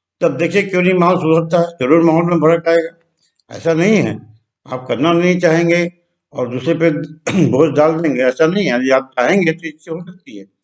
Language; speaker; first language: Hindi; non-native, local second language; Telugu